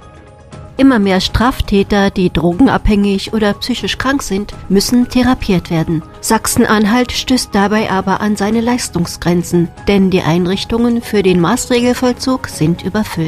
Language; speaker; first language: German; native; German